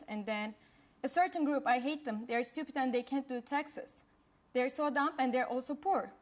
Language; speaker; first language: English; non-native, fluent; Turkish